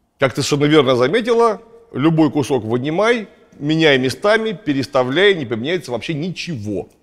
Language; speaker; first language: Russian; native; Russian